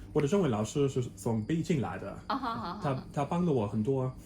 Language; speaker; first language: Chinese; non-native, learner; English